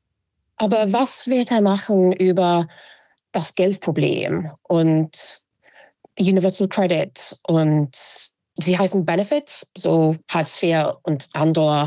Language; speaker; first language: German; non-native, fluent; English